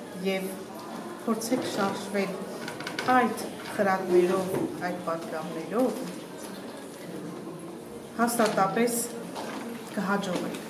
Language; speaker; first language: Armenian; native; Armenian